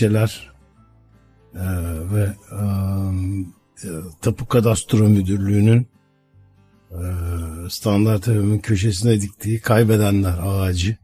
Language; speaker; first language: Turkish; native; Turkish